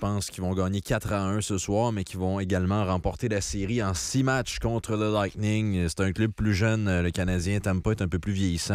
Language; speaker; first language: French; native; French